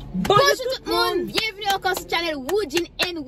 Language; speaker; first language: French; non-native, local second language; Haitian Creole